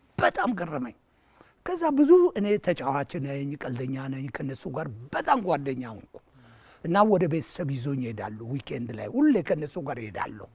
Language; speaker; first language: Amharic; non-native, local second language; Wolaytta